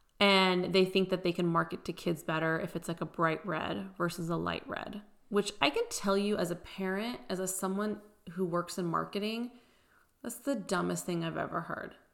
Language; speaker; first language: English; early bilingual, other home language; Persian